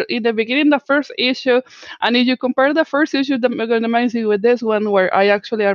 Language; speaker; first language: English; non-native, fluent; Spanish